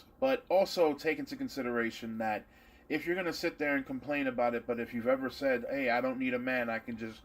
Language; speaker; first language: English; native; English